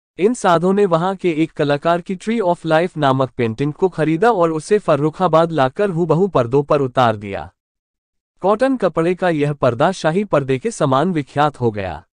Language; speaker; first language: Hindi; native; Hindi